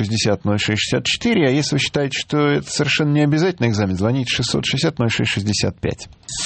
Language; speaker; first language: Russian; native; Russian